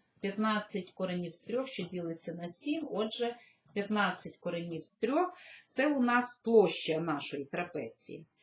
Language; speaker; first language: Ukrainian; native; Ukrainian